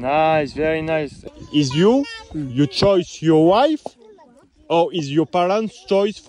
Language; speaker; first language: English; non-native, learner; French